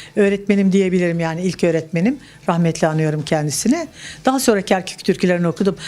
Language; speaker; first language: Turkish; native; Turkish